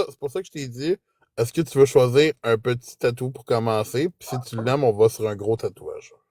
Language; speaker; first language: French; native; French